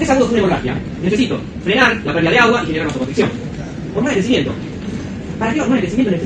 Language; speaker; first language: Spanish; native; Spanish